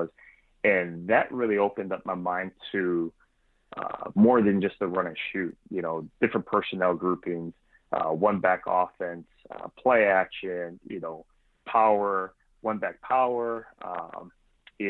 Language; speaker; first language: English; native; English